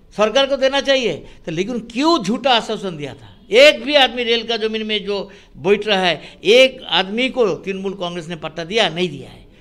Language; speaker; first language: Hindi; non-native, local second language; Bangla